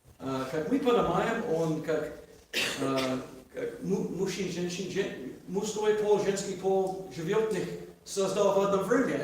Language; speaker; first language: Russian; non-native, learner; English